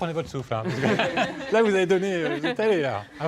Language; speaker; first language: French; native; French